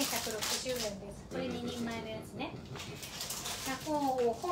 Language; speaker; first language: Chinese; non-native, fluent; Japanese